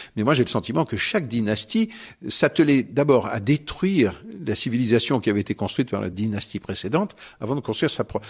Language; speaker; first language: French; native; French